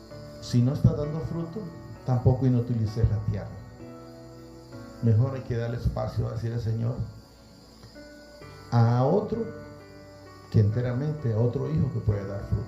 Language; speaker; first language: Spanish; native; Spanish